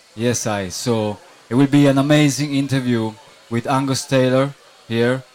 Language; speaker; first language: English; non-native, fluent; Italian